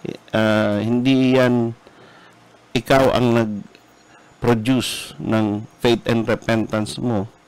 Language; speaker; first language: Filipino; native; Filipino